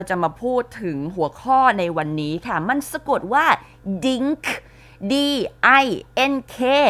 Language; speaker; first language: Thai; native; Thai